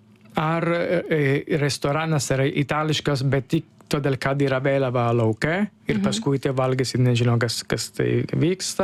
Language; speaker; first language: Lithuanian; non-native, learner; Italian